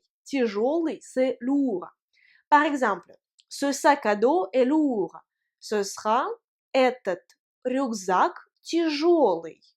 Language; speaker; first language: French; non-native, fluent; Russian